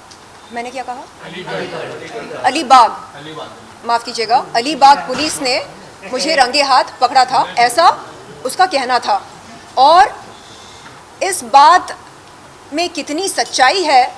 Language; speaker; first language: Hindi; native; Hindi